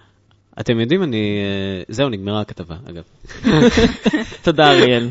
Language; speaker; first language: Hebrew; native; Hebrew